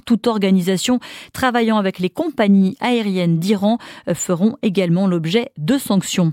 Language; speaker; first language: French; native; French